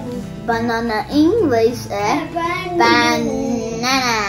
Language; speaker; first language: Portuguese; early bilingual, heritage; Portuguese